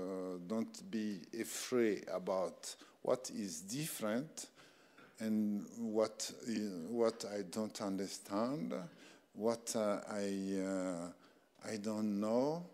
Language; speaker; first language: English; non-native, learner; French